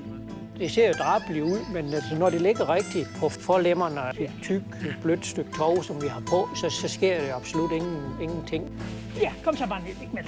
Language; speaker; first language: Danish; native; Danish